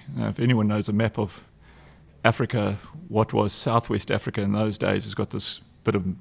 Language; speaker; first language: English; native; English